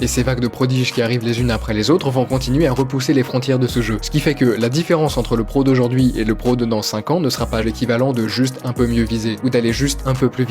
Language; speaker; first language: French; native; French